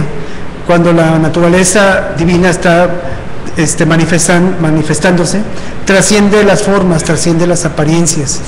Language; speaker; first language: Spanish; native; Spanish